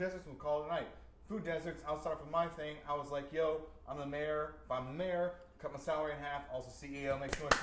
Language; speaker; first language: English; native; English